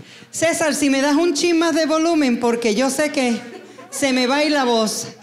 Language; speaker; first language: Spanish; native; Spanish